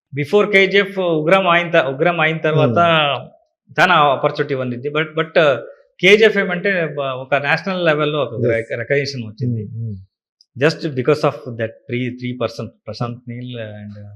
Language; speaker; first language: Telugu; non-native, learner; Kannada